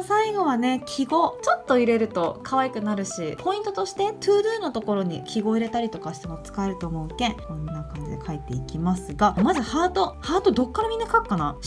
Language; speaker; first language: Japanese; native; Japanese